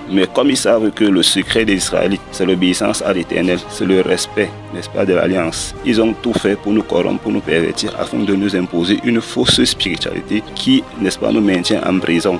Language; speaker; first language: French; non-native, local second language; Kongo